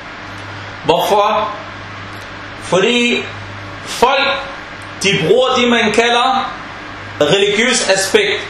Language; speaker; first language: Danish; non-native, fluent; Arabic